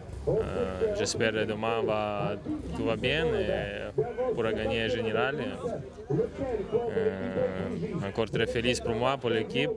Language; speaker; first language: French; non-native, learner; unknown